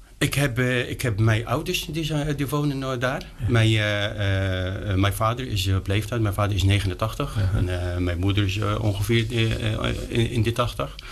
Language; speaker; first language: Dutch; non-native, fluent; Arabic